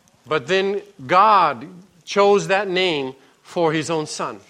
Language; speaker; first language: English; native; English